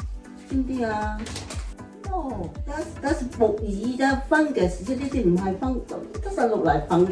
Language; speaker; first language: Cantonese; native; Cantonese